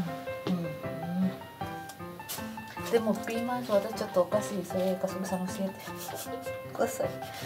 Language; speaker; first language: Japanese; non-native, learner; Spanish